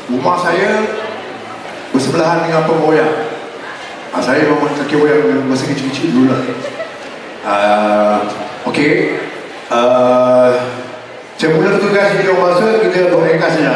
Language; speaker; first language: Malay; native; Malay